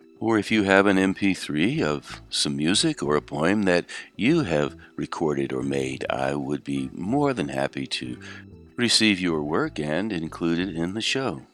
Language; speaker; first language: English; native; English